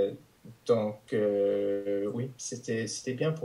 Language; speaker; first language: French; non-native, fluent; English